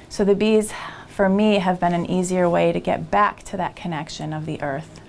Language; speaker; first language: English; native; English